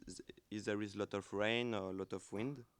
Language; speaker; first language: English; non-native, learner; French